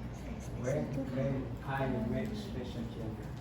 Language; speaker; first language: English; non-native, fluent; Indonesian